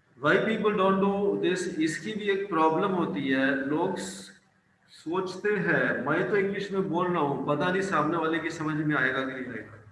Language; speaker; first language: Hindi; non-native, local second language; Punjabi